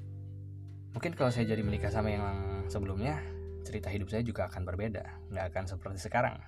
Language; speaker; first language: Indonesian; native; Indonesian